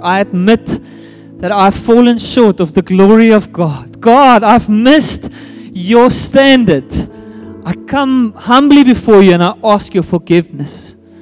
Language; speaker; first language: English; non-native, local second language; Afrikaans